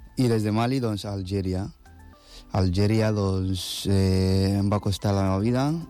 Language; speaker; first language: Catalan; non-native, fluent; Akan